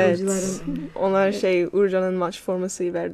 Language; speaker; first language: Turkish; non-native, learner; English